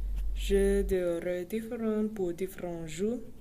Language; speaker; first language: French; non-native, learner; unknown